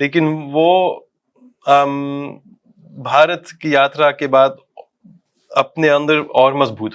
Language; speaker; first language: Hindi; non-native, fluent; Dutch